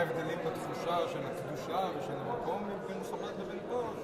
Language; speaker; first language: Hebrew; native; Hebrew